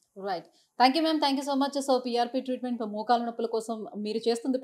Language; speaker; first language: Telugu; native; Telugu